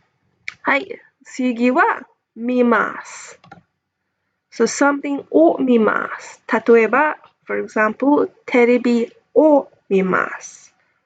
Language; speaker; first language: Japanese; non-native, fluent; English